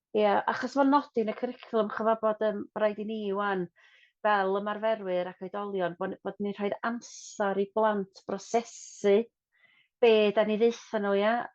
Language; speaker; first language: Welsh; non-native, local second language; English